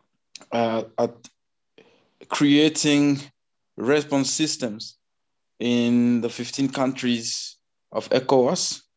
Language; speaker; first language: English; non-native, fluent; French